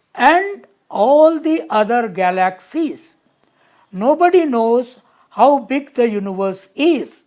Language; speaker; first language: English; non-native, local second language; Telugu